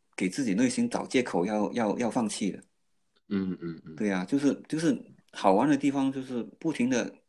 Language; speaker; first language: Chinese; non-native, fluent; Cantonese